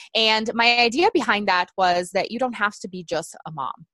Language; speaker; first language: English; non-native, fluent; Portuguese